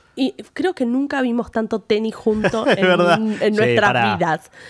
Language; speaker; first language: Spanish; native; Spanish